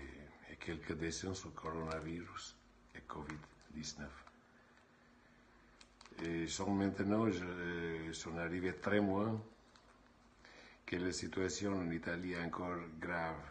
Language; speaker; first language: French; non-native, learner; Albanian